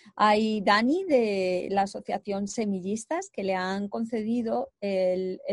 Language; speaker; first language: Spanish; native; Spanish